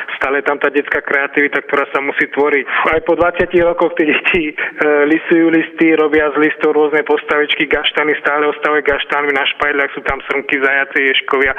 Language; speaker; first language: Slovak; native; Slovak